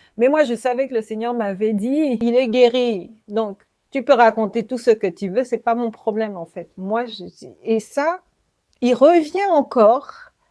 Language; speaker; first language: French; native; French